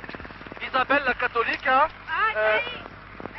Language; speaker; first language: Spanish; non-native, learner; French